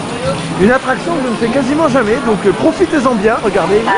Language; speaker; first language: French; native; French